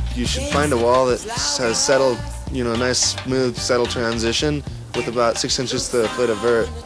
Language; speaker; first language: English; native; English